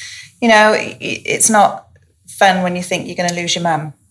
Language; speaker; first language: English; native; English